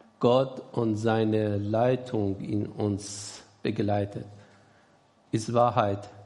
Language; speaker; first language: German; non-native, learner; Persian